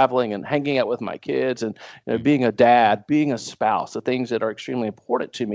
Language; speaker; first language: English; native; English